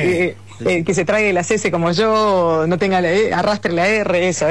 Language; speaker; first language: Spanish; native; Spanish